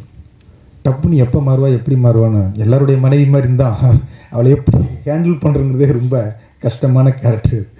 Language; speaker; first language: Tamil; native; Tamil